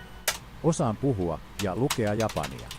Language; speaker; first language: Finnish; non-native, learner; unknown